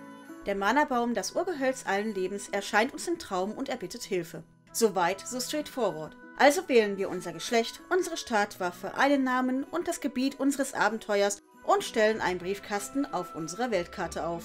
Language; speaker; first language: German; native; German